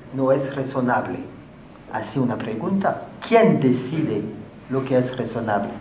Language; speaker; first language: Spanish; non-native, fluent; French